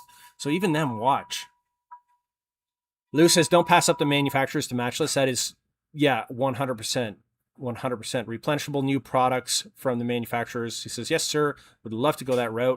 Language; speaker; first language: English; native; English